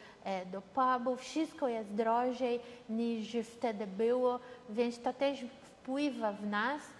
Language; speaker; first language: Polish; early bilingual, heritage; Portuguese